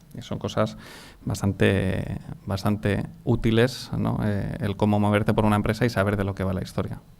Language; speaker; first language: Spanish; native; Spanish